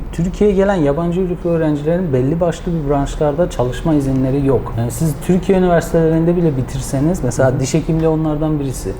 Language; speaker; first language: Turkish; non-native, fluent; Persian